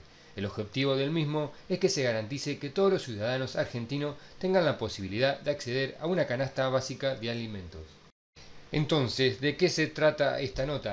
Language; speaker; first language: Spanish; native; Spanish